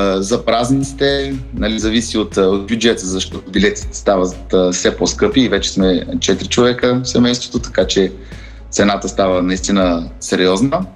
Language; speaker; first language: Bulgarian; early bilingual, heritage; Bulgarian